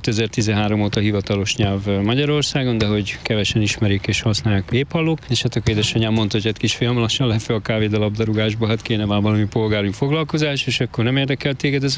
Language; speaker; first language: Hungarian; native; Hungarian